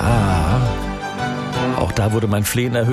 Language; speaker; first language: German; native; German